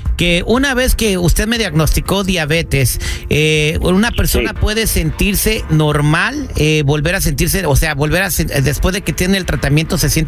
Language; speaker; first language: Spanish; native; Spanish